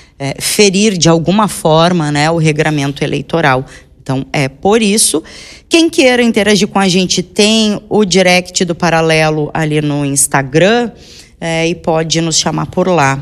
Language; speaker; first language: Portuguese; native; Portuguese